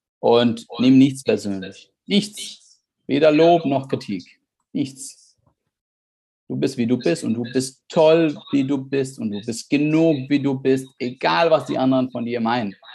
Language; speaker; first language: German; non-native, fluent; Arabic